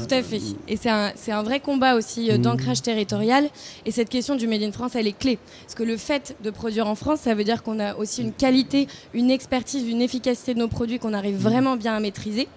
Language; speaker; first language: French; native; French